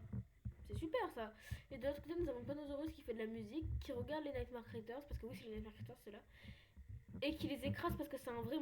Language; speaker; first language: French; native; French